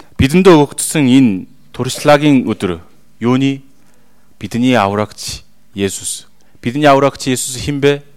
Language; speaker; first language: Mongolian; non-native, fluent; Korean